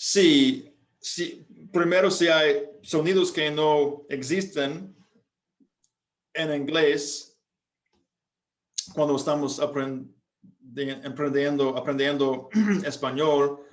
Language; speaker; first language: Spanish; non-native, fluent; English